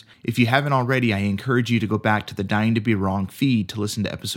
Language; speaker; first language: English; native; English